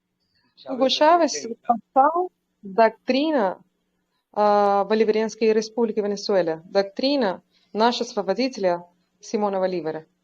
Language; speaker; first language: Russian; non-native, learner; Spanish